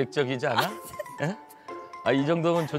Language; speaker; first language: Korean; native; Korean